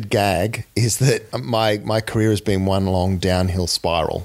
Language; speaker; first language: English; native; English